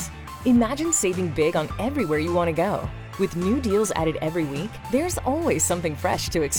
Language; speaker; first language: English; native; English